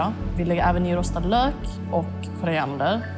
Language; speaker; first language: Swedish; early bilingual, other home language; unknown